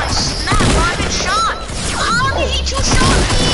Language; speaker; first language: English; native; English